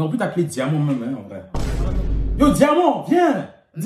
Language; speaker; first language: French; native; French